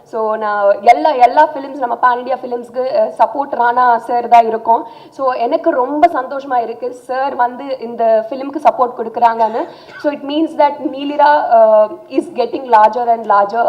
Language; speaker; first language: Tamil; non-native, learner; Telugu